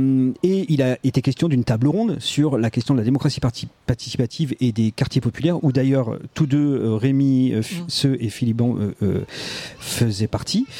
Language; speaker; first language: French; native; French